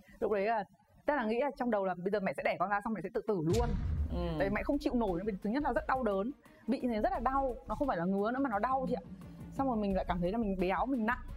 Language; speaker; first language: Vietnamese; native; Vietnamese